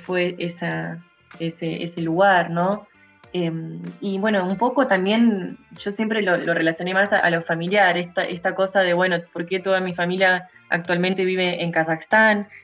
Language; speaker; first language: Spanish; early bilingual, other home language; Russian